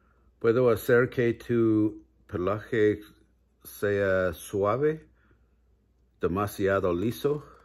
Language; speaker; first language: Spanish; non-native, learner; English